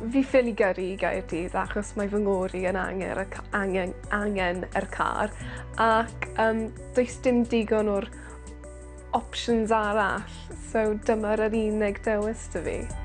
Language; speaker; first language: Welsh; non-native, local second language; English